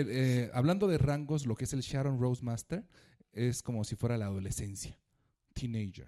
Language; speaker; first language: Spanish; native; Spanish